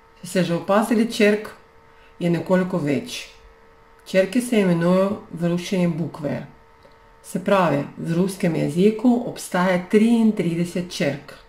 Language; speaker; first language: Slovenian; non-native, fluent; Russian